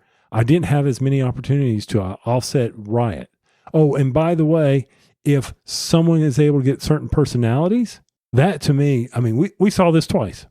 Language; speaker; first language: English; native; English